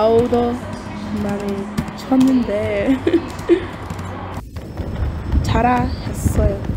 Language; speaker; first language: Korean; non-native, learner; English